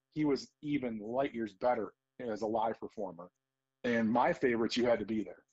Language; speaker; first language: English; native; English